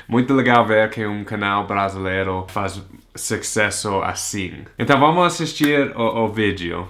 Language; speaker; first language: Portuguese; non-native, learner; English